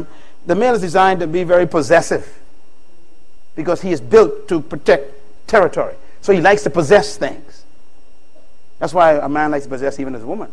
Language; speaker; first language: English; native; English